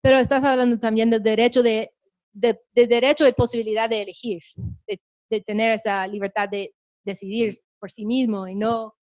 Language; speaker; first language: Spanish; non-native, fluent; English